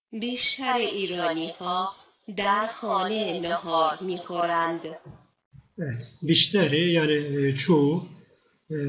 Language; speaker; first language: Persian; non-native, fluent; Turkish